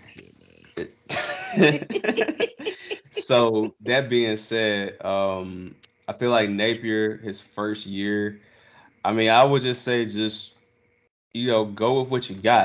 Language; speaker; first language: English; native; English